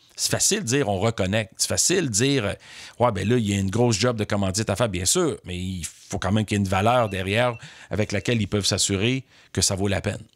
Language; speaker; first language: French; native; French